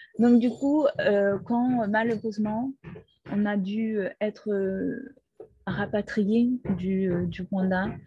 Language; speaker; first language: French; non-native, fluent; Portuguese